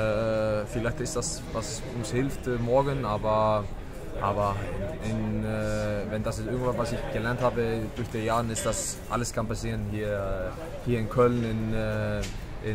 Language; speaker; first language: German; non-native, fluent; Icelandic